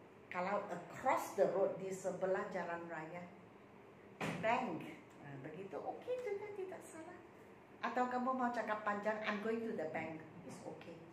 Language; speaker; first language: English; non-native, local second language; Malay